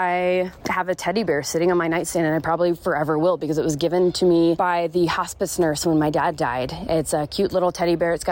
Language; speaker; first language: English; native; English